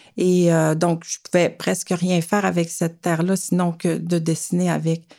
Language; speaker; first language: French; native; French